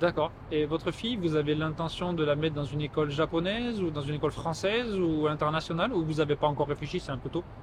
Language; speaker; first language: French; native; French